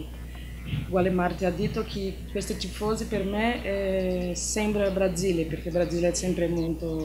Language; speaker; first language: Italian; non-native, learner; Portuguese